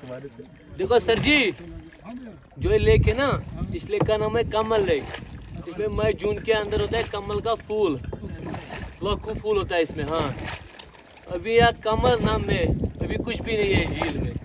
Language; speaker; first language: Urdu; non-native, local second language; Kashmiri